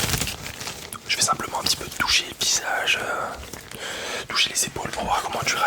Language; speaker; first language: French; native; French